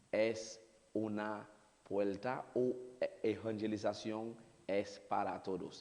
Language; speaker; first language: Spanish; non-native, learner; Haitian Creole